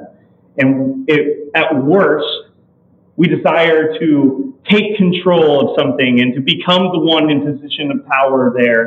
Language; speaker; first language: English; native; English